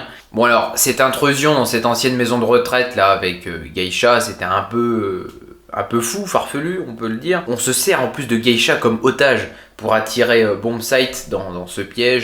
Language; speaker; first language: French; native; French